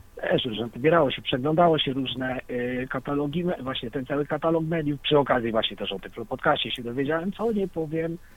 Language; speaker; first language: Polish; native; Polish